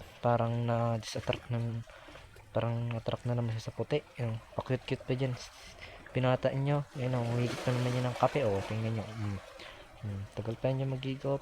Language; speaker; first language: Filipino; native; Filipino